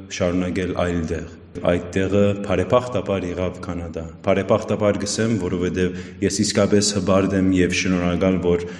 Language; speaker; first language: Armenian; early bilingual, heritage; Armenian